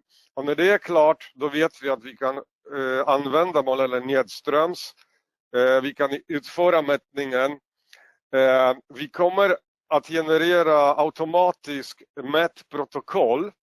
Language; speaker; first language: Swedish; non-native, fluent; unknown